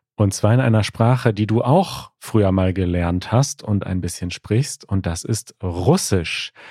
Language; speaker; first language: German; native; German